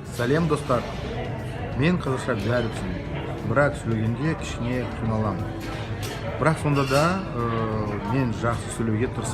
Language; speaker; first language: Kazakh; non-native, local second language; Russian